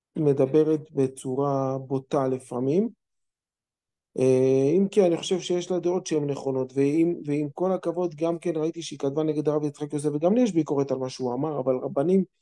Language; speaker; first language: Hebrew; native; Hebrew